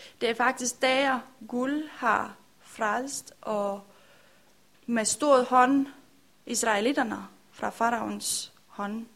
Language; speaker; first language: Danish; non-native, learner; Romanian